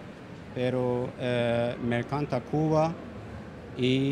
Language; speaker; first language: Spanish; non-native, learner; Persian